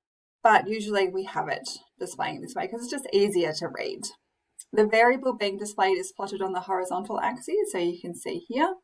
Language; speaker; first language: English; native; English